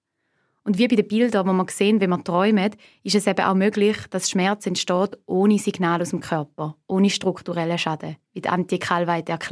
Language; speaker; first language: German; native; German